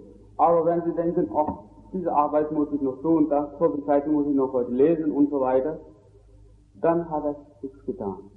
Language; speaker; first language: German; non-native, fluent; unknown